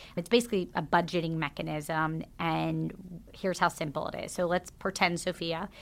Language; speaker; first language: English; native; English